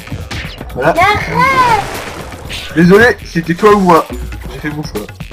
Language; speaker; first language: French; native; French